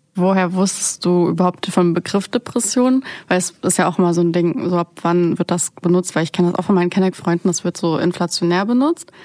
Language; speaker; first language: German; early bilingual, other home language; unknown